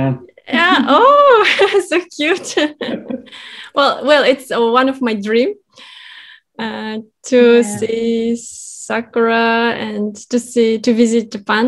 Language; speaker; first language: English; non-native, fluent; Kazakh